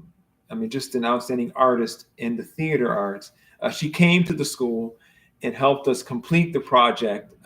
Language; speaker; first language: English; native; English